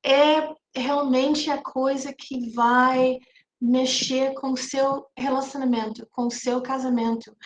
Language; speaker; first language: Portuguese; non-native, fluent; English